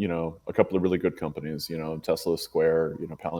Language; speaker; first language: English; native; English